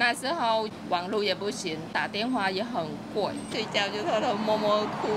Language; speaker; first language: Chinese; non-native, fluent; Vietnamese